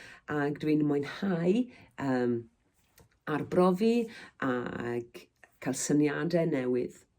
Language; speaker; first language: Welsh; native; Welsh